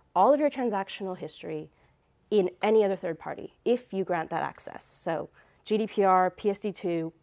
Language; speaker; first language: English; native; English